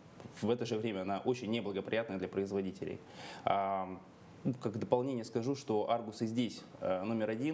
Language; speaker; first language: Russian; native; Russian